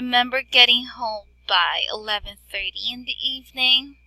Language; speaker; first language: English; non-native, fluent; Filipino